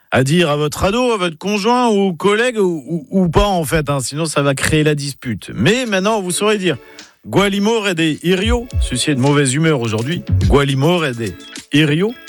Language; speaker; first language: French; native; French